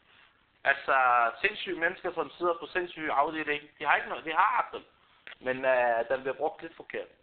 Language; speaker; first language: Danish; non-native, fluent; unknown